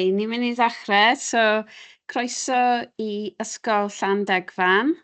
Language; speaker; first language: Welsh; non-native, local second language; English